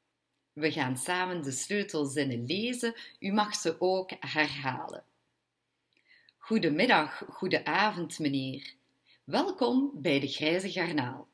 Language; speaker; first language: Dutch; non-native, local second language; French